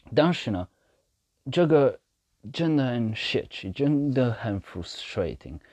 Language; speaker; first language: Chinese; non-native, learner; French